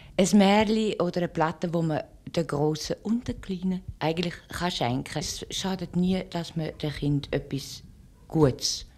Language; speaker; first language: German; early bilingual, other home language; French